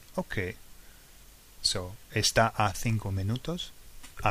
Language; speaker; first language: Spanish; non-native, fluent; English